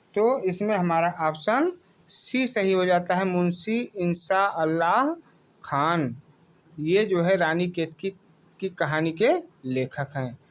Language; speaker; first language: Hindi; native; Hindi